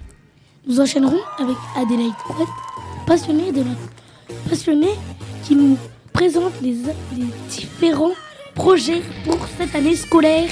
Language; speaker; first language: French; native; French